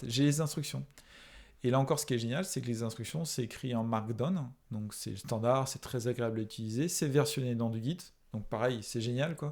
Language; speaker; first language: French; native; French